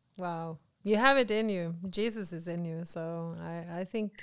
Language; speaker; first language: English; non-native, fluent; Norwegian